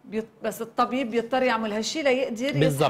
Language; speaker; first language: Arabic; native; Arabic